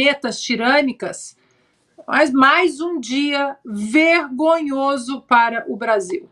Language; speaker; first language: Portuguese; native; Portuguese